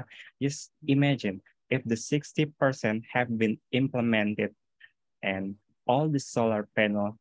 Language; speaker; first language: English; non-native, learner; Indonesian